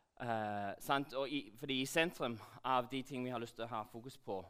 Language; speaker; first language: Norwegian; non-native, fluent; English